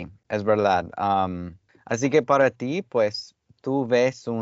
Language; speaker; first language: Spanish; non-native, fluent; English